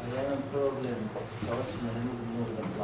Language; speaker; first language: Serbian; non-native, learner; Arabic